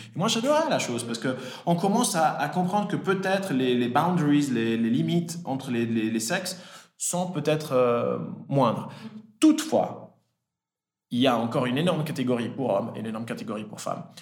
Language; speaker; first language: French; early bilingual, other home language; Italian